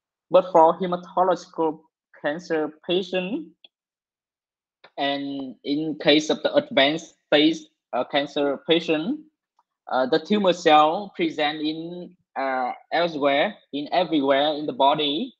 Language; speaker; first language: English; non-native, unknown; Vietnamese